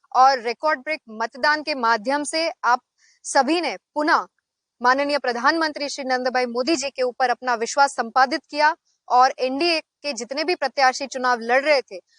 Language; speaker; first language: Hindi; non-native, local second language; Gujarati